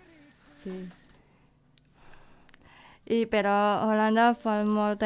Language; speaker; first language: Catalan; non-native, learner; Indonesian